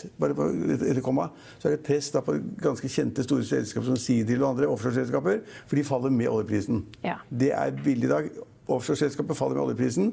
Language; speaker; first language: Norwegian; native; Norwegian